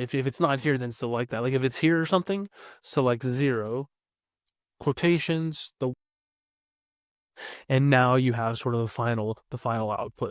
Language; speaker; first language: English; native; English